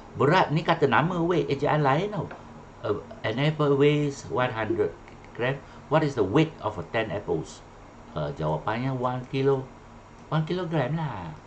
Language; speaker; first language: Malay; non-native, local second language; Chinese